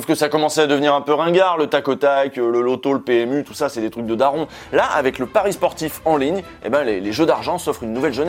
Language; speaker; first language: French; native; French